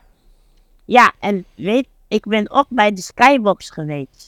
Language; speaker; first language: Dutch; non-native, fluent; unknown